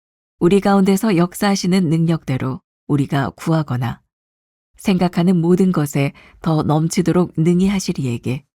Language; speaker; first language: Korean; native; Korean